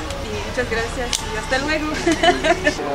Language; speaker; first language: Spanish; non-native, learner; French